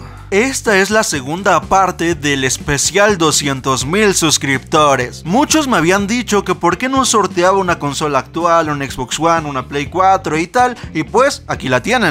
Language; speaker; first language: Spanish; native; Spanish